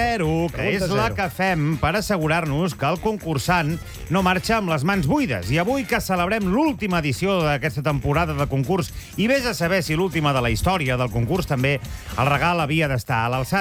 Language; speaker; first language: Catalan; native; Catalan